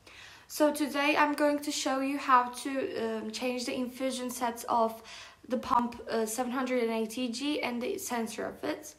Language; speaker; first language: English; non-native, fluent; Turkish